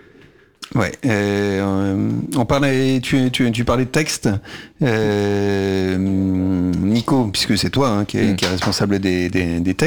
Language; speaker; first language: French; native; French